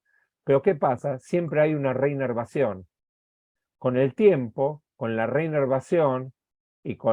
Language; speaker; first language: Spanish; native; Spanish